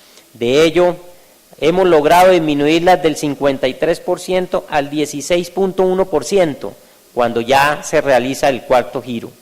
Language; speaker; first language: Spanish; native; Spanish